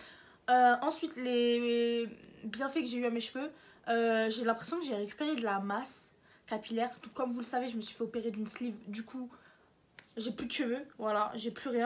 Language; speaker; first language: French; native; French